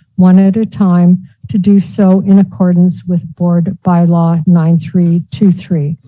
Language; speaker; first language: English; native; English